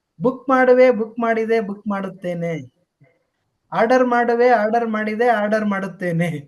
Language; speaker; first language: Kannada; native; Kannada